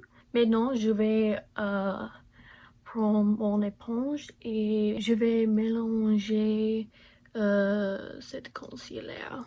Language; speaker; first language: French; non-native, learner; English